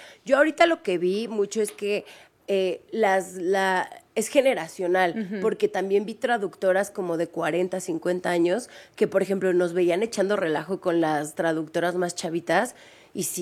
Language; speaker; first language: Spanish; native; Spanish